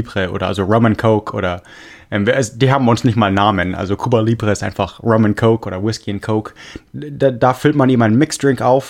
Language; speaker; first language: German; non-native, fluent; English